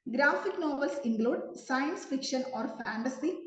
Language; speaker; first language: English; non-native, local second language; Malayalam